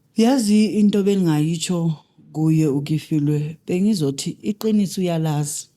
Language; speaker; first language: Zulu; native; Zulu